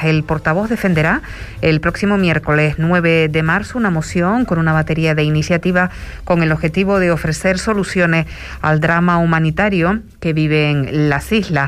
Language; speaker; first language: Spanish; native; Spanish